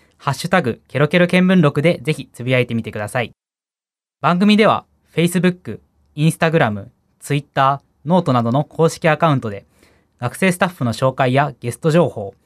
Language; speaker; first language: Japanese; native; Japanese